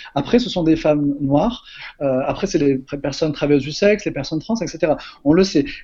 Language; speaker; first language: French; native; French